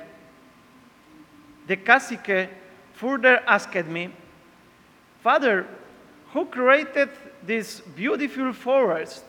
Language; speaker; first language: English; non-native, learner; Polish